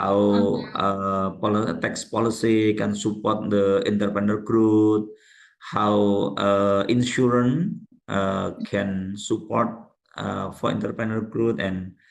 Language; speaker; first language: English; non-native, local second language; Indonesian